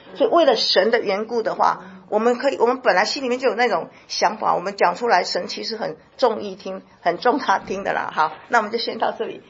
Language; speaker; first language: Chinese; native; Chinese